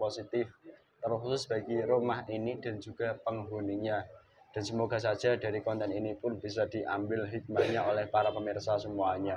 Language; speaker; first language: Indonesian; native; Indonesian